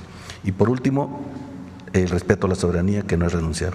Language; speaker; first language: Spanish; native; Spanish